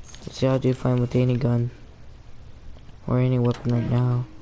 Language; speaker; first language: English; native; English